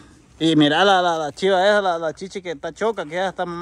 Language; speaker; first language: Spanish; native; Spanish